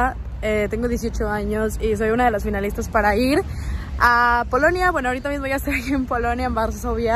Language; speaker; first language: Spanish; early bilingual, heritage; Spanish